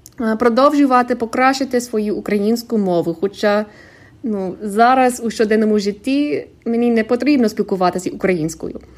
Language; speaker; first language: Ukrainian; non-native, fluent; English